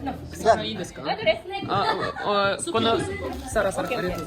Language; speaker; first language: Japanese; non-native, learner; Nepali